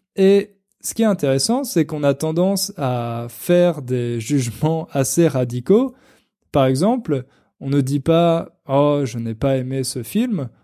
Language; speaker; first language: French; native; French